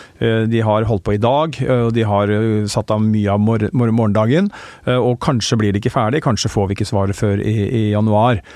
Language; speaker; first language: Norwegian; native; Norwegian